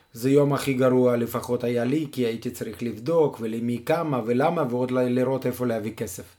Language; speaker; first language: Hebrew; non-native, fluent; Russian